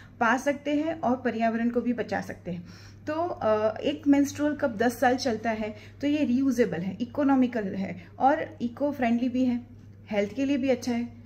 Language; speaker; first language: Hindi; non-native, local second language; Gujarati